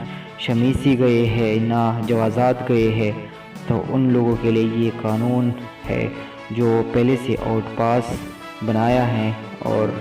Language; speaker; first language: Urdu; non-native, local second language; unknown